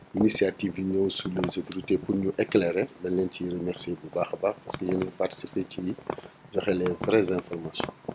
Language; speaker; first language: Wolof; native; Wolof